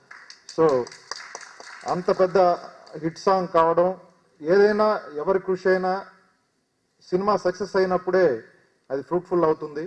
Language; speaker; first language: Telugu; native; Telugu